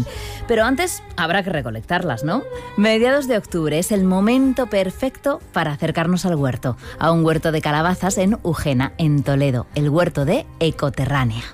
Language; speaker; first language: Spanish; native; Spanish